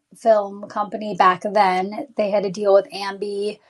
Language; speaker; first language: English; native; English